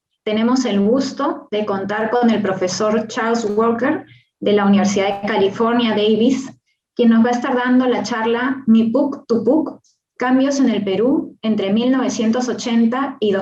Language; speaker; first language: Spanish; native; Spanish